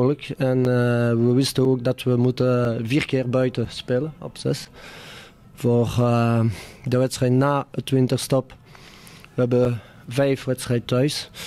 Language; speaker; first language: Dutch; non-native, fluent; French